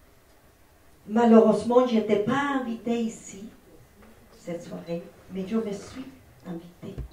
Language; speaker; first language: French; non-native, fluent; Spanish